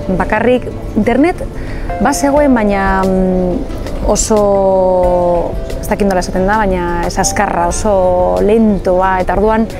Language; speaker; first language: Basque; non-native, local second language; Spanish